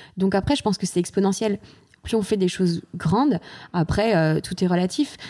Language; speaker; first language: French; native; French